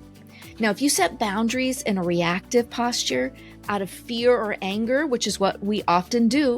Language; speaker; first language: English; native; English